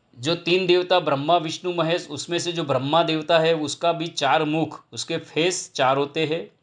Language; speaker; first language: Hindi; non-native, local second language; Gujarati